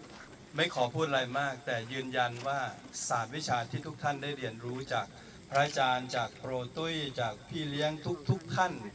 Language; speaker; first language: Thai; native; Thai